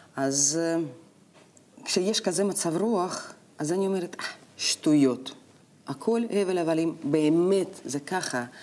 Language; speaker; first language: Hebrew; non-native, fluent; Russian